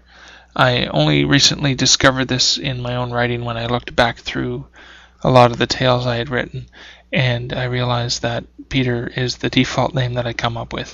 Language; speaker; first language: English; native; English